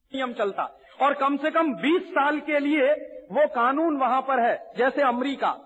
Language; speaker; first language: Hindi; native; Hindi